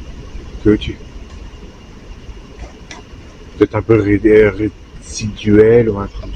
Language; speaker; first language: French; native; French